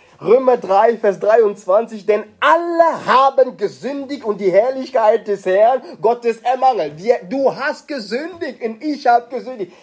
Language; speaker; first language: German; non-native, fluent; French